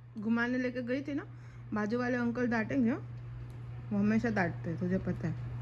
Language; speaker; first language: Hindi; non-native, local second language; Bangla